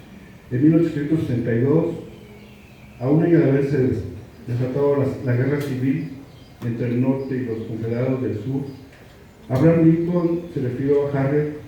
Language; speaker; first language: Spanish; native; Spanish